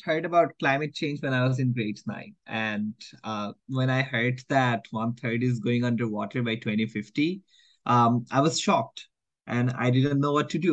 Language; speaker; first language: English; non-native, local second language; Bangla